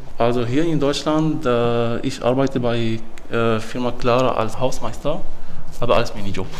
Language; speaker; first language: German; non-native, learner; Arabic